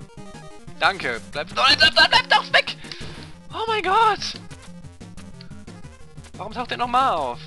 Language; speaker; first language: German; native; German